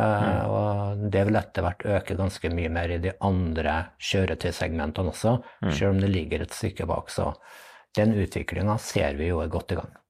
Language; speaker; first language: Norwegian; native; Norwegian